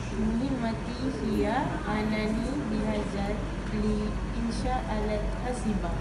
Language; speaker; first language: Arabic; non-native, learner; Malay